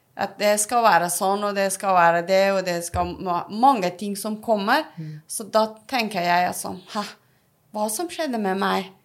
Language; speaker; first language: Norwegian; non-native, fluent; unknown